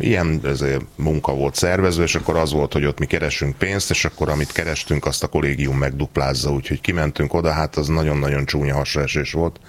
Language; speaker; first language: Hungarian; native; Hungarian